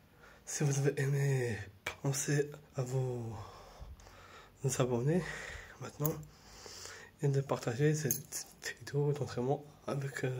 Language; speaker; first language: French; non-native, fluent; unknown